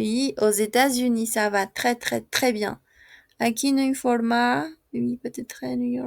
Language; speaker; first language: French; non-native, fluent; Spanish